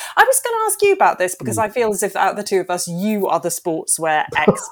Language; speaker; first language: English; native; English